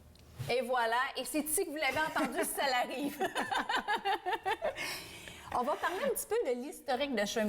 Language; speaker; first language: French; native; French